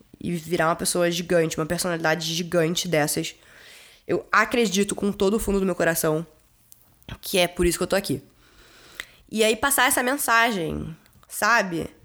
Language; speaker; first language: Portuguese; early bilingual, heritage; Portuguese